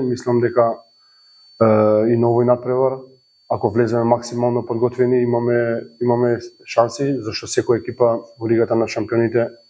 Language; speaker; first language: Macedonian; native; Macedonian